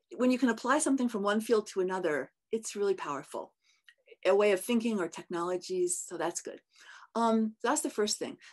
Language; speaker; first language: English; native; English